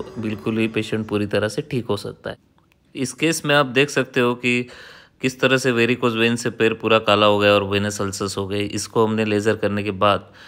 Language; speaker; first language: Hindi; non-native, local second language; Marathi